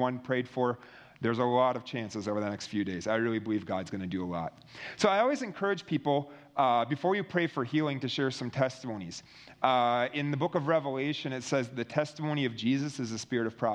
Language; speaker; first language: English; native; English